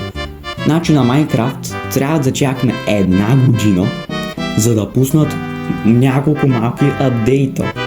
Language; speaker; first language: Bulgarian; native; Bulgarian